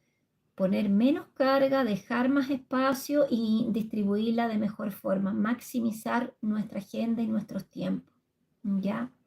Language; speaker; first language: Spanish; native; Spanish